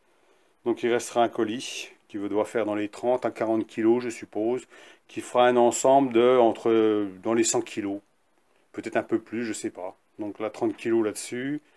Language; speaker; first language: French; native; French